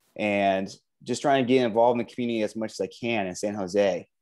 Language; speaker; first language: English; native; English